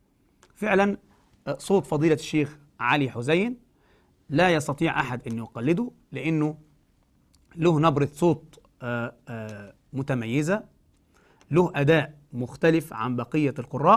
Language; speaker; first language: Arabic; native; Arabic